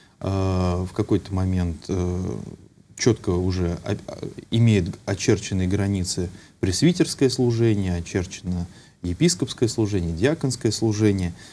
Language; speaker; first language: Russian; native; Russian